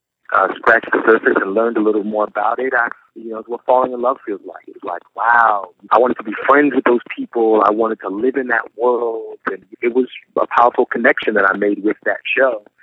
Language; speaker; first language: English; native; English